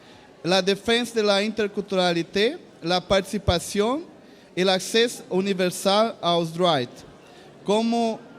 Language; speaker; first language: French; non-native, learner; Portuguese